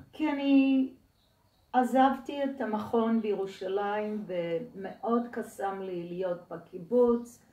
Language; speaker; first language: Hebrew; native; Hebrew